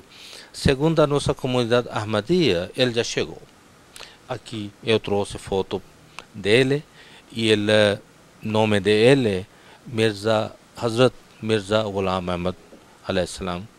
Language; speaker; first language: Portuguese; non-native, fluent; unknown